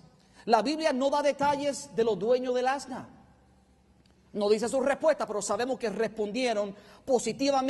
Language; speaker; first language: Spanish; native; Spanish